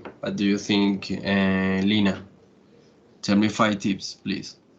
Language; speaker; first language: English; non-native, learner; Spanish